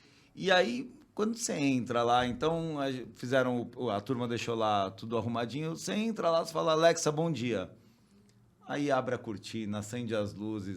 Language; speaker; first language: Portuguese; native; Portuguese